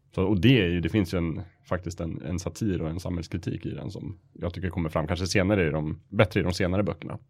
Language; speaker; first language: Swedish; native; Swedish